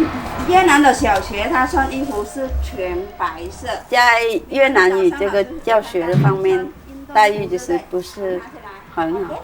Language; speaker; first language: Chinese; non-native, fluent; Vietnamese